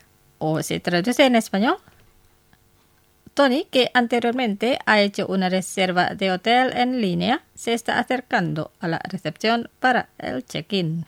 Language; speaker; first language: Spanish; non-native, fluent; Indonesian